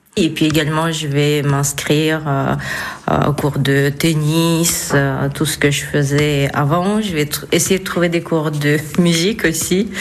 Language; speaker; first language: French; non-native, fluent; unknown